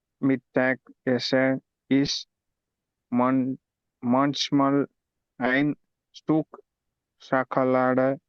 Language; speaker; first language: German; non-native, learner; Tamil